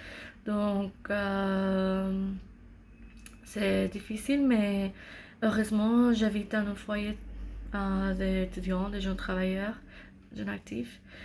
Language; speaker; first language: French; non-native, learner; English